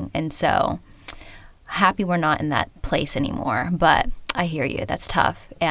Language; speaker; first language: English; early bilingual, other home language; Khmer